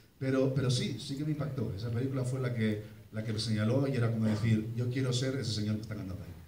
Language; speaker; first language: Spanish; early bilingual, heritage; Spanish